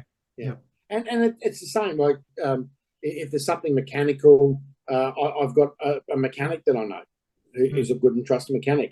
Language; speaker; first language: English; native; English